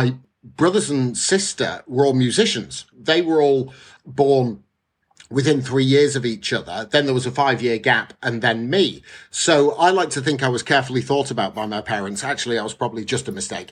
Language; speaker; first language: English; native; English